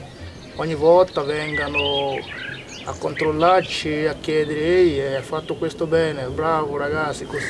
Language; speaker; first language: Italian; non-native, learner; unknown